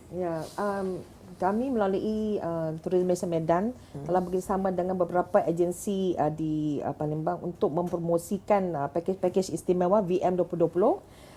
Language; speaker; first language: Malay; native; Malay